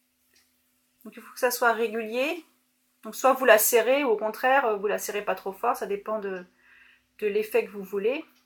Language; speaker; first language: French; native; French